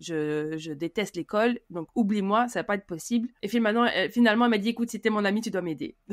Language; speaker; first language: French; native; French